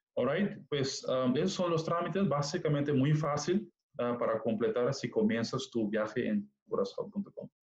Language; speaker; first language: Spanish; non-native, fluent; Papiamento